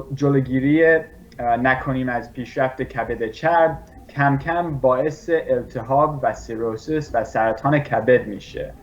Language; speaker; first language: Persian; early bilingual, other home language; English